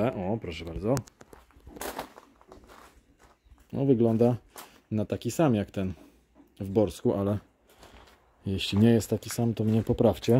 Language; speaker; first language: Polish; native; Polish